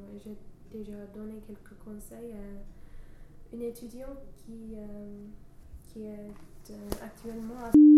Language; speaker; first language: French; non-native, fluent; English